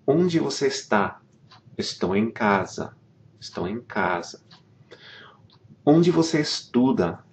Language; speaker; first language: Portuguese; non-native, fluent; English